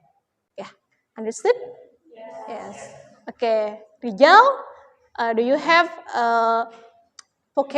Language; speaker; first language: English; non-native, learner; Indonesian